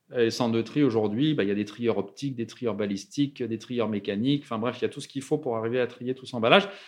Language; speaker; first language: French; native; French